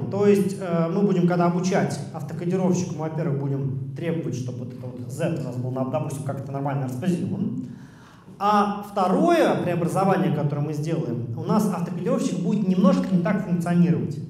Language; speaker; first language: Russian; native; Russian